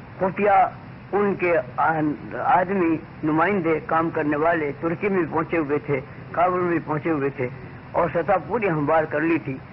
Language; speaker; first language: Urdu; native; Urdu